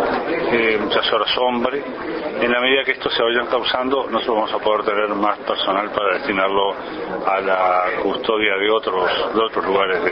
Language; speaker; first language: Spanish; native; Spanish